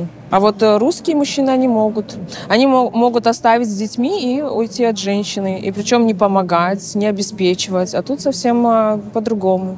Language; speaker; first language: Russian; native; Russian